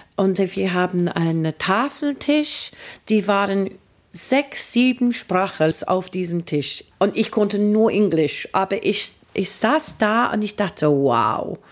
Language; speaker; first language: German; non-native, fluent; English